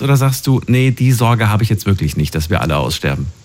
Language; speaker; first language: German; native; German